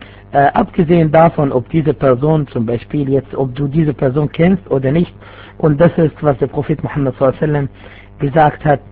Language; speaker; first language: German; non-native, fluent; Arabic